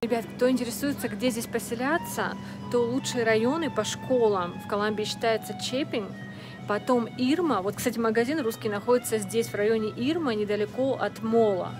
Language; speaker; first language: Russian; native; Russian